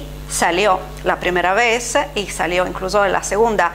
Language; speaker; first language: Spanish; non-native, fluent; Italian